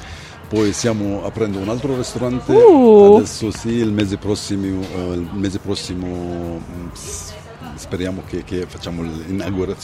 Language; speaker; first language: Italian; non-native, fluent; Arabic